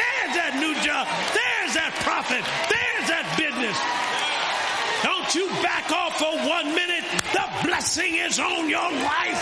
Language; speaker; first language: English; native; English